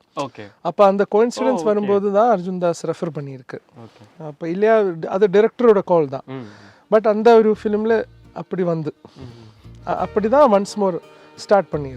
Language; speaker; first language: Tamil; non-native, learner; Malayalam